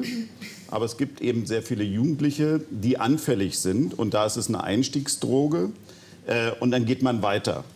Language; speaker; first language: German; native; German